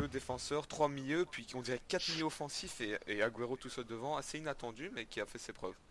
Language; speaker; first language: French; native; French